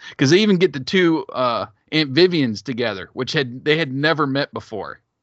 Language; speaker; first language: English; native; English